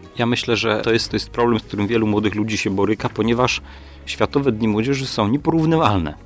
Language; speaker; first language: Polish; native; Polish